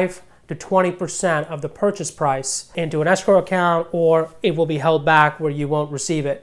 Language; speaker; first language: English; native; English